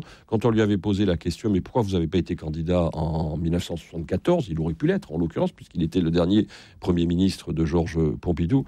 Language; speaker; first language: French; native; French